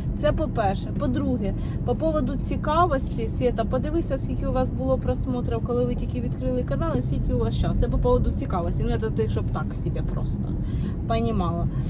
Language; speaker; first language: Ukrainian; non-native, local second language; Russian